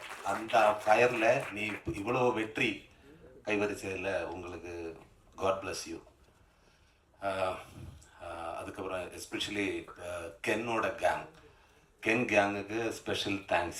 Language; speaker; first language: Tamil; non-native, learner; Malayalam